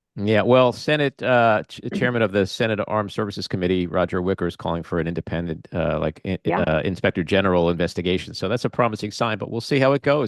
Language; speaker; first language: English; native; English